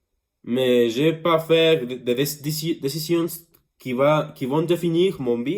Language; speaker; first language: French; non-native, learner; Spanish